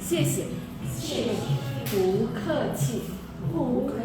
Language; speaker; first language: Chinese; non-native, fluent; Indonesian